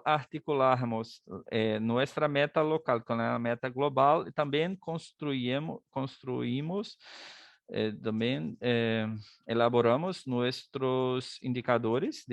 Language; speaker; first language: Spanish; non-native, learner; Portuguese